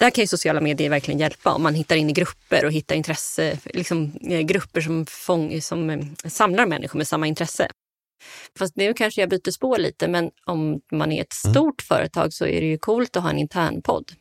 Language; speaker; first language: Swedish; native; Swedish